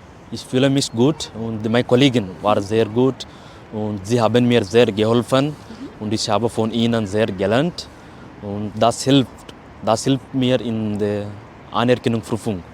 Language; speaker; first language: German; non-native, learner; Kannada